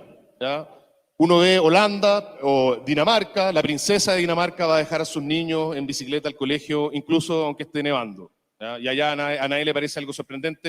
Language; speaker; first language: Spanish; native; Spanish